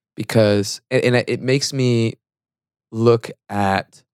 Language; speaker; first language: English; native; English